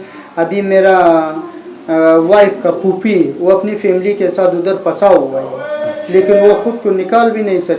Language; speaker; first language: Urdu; non-native, learner; Persian